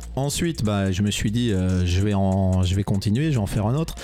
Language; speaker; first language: French; native; French